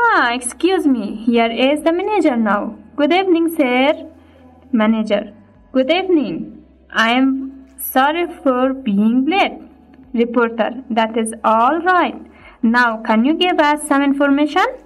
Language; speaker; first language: English; non-native, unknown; Persian